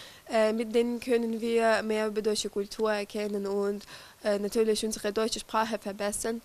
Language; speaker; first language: German; non-native, local second language; Ukrainian